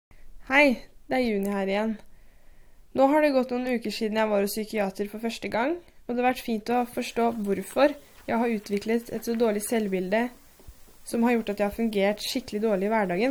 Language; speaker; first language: Norwegian; native; Norwegian